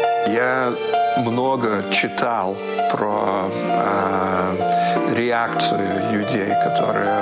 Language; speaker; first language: Russian; early bilingual, heritage; Russian